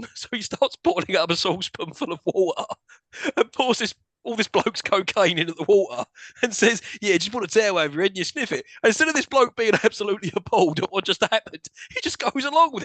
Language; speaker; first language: English; native; English